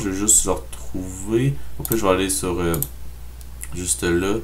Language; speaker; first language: French; native; French